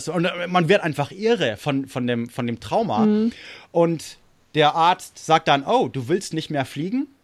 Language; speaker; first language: German; non-native, fluent; English